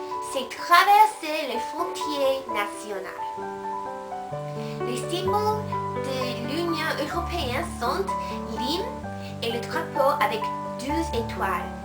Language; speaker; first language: French; non-native, learner; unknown